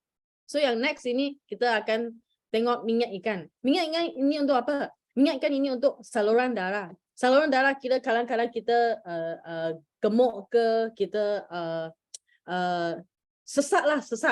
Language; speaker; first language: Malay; non-native, local second language; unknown